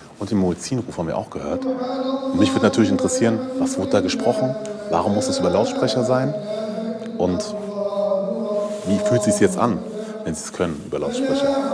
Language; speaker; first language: German; native; German